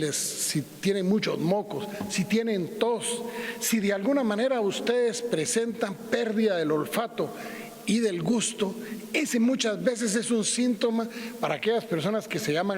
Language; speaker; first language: Spanish; native; Spanish